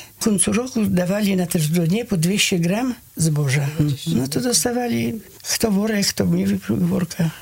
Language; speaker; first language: Polish; early bilingual, heritage; Polish